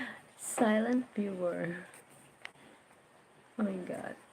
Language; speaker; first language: English; non-native, learner; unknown